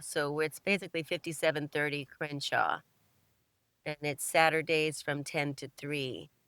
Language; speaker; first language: English; native; English